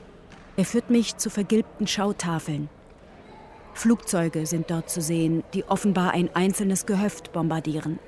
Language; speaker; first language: German; native; German